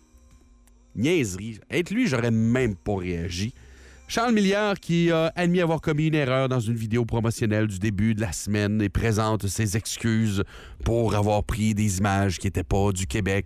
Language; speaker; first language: French; native; French